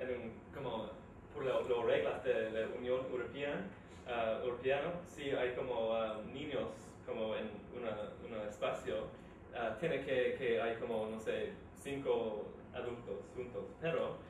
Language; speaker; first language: Spanish; non-native, learner; English